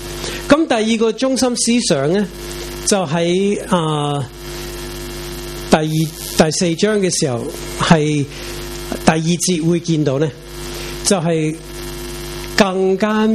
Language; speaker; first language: Chinese; non-native, local second language; Cantonese